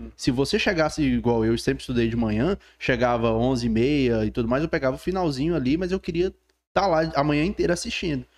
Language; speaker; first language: Portuguese; native; Portuguese